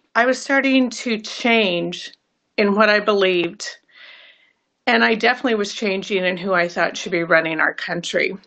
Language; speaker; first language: English; native; English